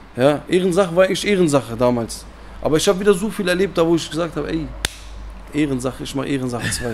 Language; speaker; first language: German; early bilingual, other home language; Turkish